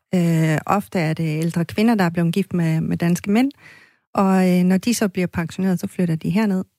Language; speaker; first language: Danish; native; Danish